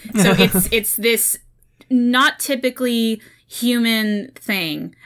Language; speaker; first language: English; native; English